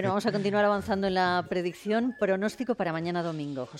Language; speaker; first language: Spanish; native; Spanish